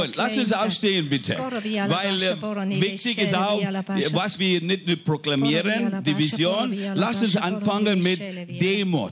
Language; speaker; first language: German; non-native, learner; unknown